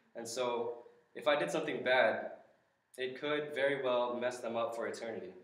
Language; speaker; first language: English; native; English